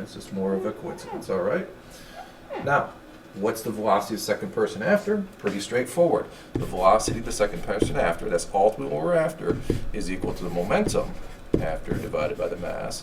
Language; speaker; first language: English; native; English